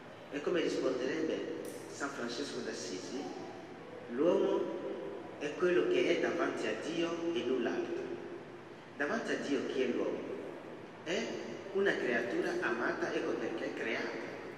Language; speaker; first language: Italian; non-native, fluent; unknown